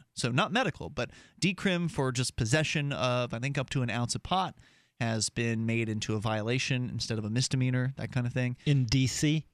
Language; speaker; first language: English; native; English